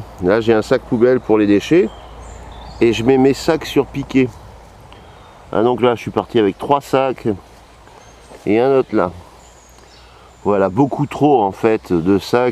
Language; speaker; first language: French; native; French